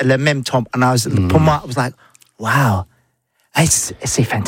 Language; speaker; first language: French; non-native, learner; English